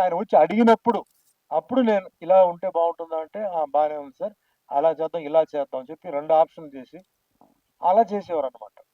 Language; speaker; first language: Telugu; native; Telugu